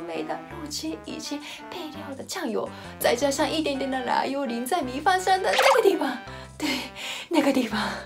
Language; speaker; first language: Chinese; non-native, fluent; Japanese